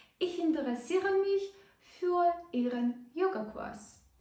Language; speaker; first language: German; non-native, fluent; Ukrainian